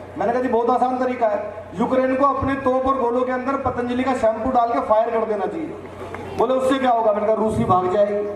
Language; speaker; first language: Hindi; native; Hindi